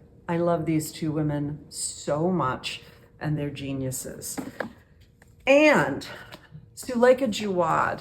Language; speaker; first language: English; native; English